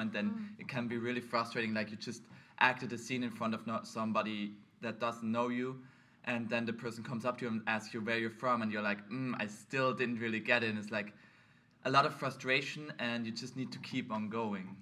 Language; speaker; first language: English; non-native, fluent; German